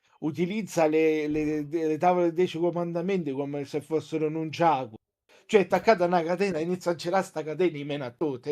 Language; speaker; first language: Italian; native; Italian